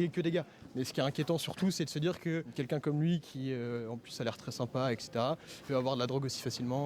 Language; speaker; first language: French; native; French